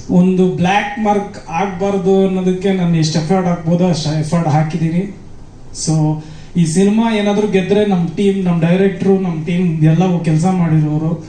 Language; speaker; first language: Kannada; native; Kannada